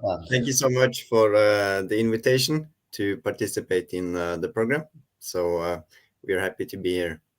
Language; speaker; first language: English; non-native, fluent; Norwegian